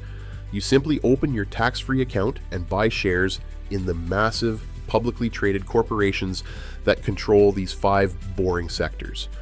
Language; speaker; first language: English; native; English